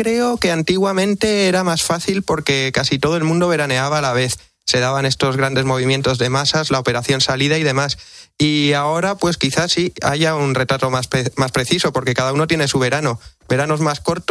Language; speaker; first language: Spanish; native; Spanish